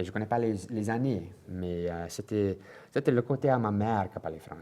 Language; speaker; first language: French; non-native, local second language; English